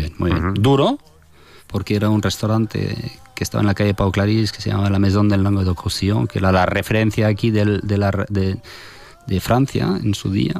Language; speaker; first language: Spanish; non-native, fluent; French